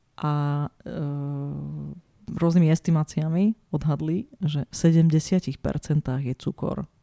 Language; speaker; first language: Slovak; native; Slovak